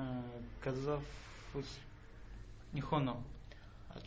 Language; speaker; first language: Japanese; non-native, learner; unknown